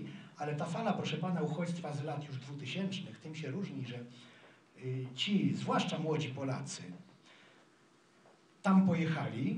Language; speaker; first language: Polish; native; Polish